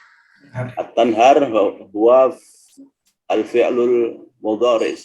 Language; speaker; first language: Arabic; non-native, learner; Indonesian